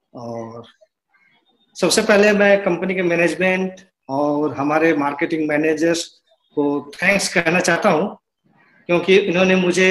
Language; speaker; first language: Hindi; non-native, local second language; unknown